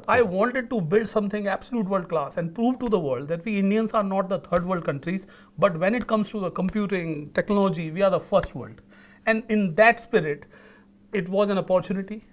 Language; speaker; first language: Hindi; native; Hindi